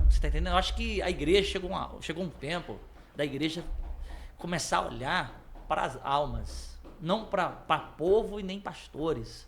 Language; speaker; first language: Portuguese; native; Portuguese